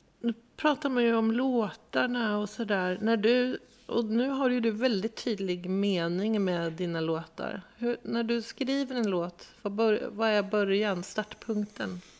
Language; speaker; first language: Swedish; native; Swedish